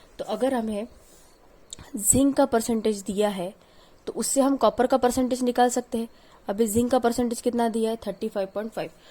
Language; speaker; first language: Hindi; non-native, local second language; Marathi